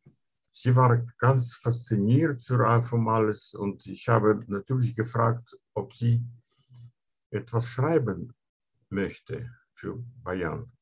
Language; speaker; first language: German; non-native, fluent; Russian